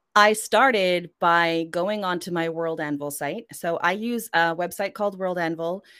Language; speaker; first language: English; non-native, fluent; Norwegian